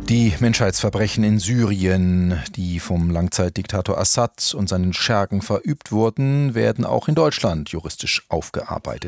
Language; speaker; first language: German; native; German